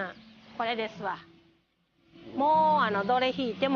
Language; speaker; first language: Japanese; native; Japanese